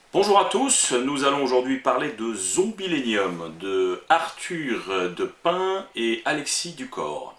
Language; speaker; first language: French; native; French